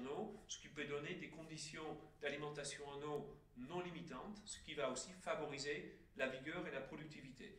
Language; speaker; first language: French; native; French